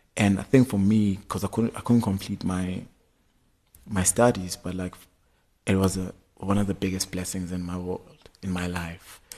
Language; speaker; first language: English; non-native, local second language; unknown